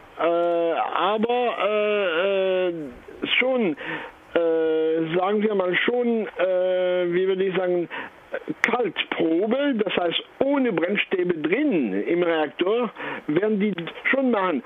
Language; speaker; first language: German; non-native, fluent; French